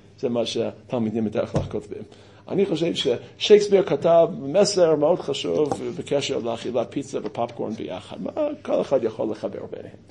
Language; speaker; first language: Hebrew; non-native, fluent; English